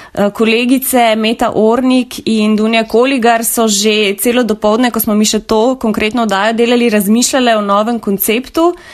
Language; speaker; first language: Slovenian; native; Slovenian